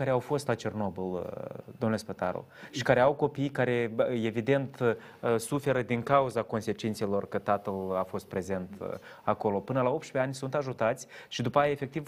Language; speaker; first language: Romanian; native; Romanian